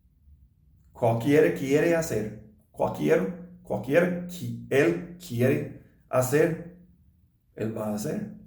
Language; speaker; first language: Spanish; non-native, learner; English